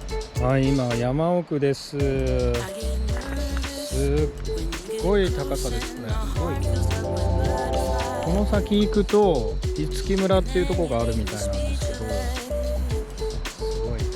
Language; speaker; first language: Japanese; native; Japanese